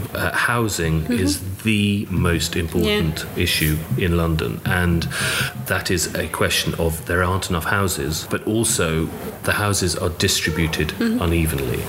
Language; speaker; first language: English; native; English